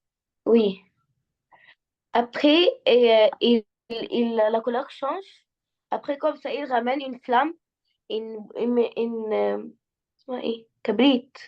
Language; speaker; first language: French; non-native, learner; Arabic